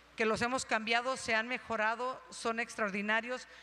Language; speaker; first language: Spanish; native; Spanish